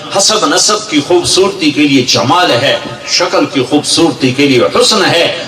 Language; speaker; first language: Urdu; non-native, local second language; Punjabi